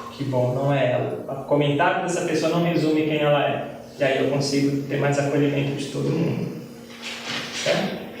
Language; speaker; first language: Portuguese; native; Portuguese